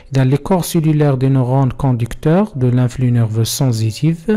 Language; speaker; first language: French; non-native, local second language; Arabic